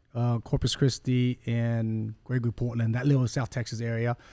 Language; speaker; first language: English; early bilingual, other home language; Vietnamese